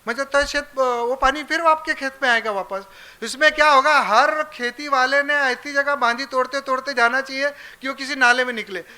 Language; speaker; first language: Hindi; non-native, local second language; Marathi